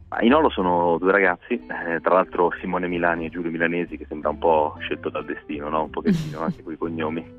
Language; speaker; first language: Italian; native; Italian